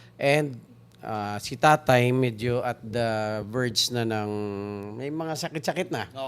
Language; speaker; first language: Filipino; non-native, local second language; Hiligaynon